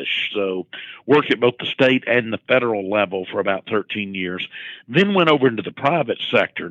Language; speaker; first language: English; native; English